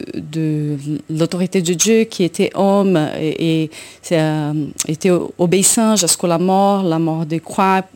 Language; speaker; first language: French; non-native, fluent; Portuguese